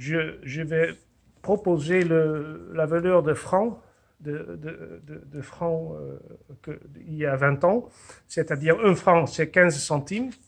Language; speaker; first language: French; non-native, fluent; Dutch